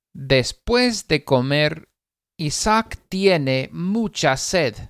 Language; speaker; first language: Spanish; non-native, fluent; English